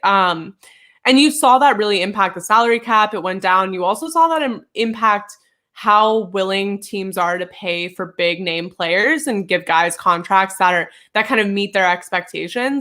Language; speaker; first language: English; native; English